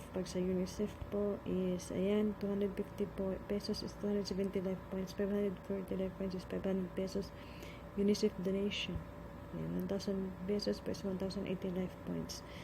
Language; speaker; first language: Filipino; non-native, local second language; Cebuano